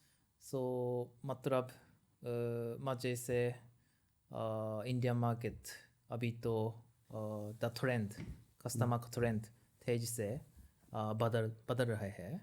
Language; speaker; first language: Hindi; non-native, learner; Japanese